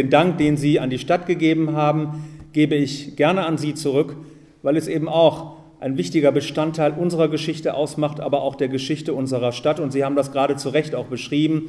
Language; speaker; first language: German; native; German